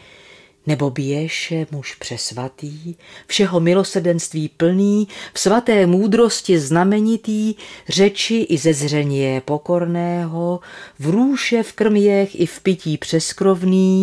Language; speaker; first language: Czech; native; Czech